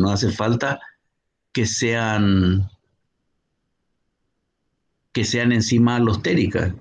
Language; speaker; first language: Spanish; native; Spanish